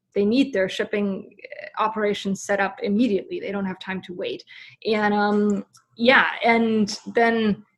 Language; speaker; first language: English; non-native, fluent; German